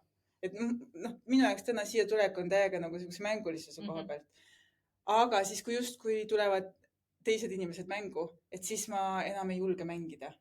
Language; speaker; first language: Estonian; native; Estonian